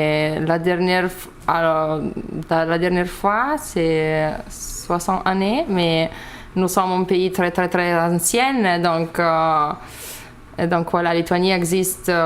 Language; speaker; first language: French; non-native, learner; Lithuanian